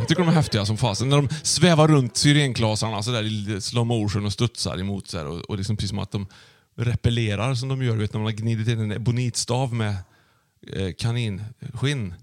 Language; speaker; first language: Swedish; native; Swedish